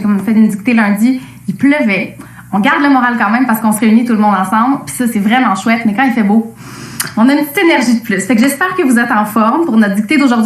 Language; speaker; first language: French; native; French